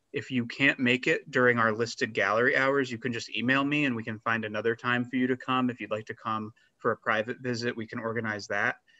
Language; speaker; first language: English; native; English